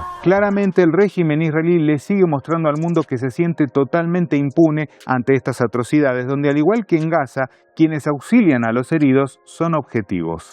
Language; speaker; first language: Spanish; native; Spanish